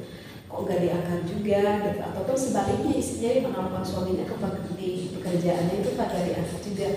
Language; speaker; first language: Indonesian; native; Indonesian